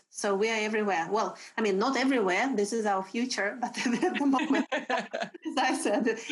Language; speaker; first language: English; non-native, fluent; Russian